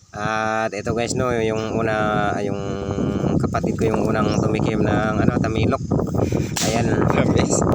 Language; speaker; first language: Filipino; non-native, local second language; Masbatenyo